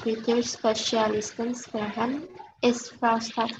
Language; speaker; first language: German; non-native, learner; Indonesian